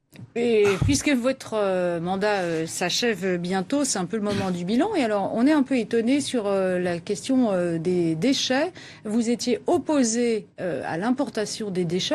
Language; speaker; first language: French; native; French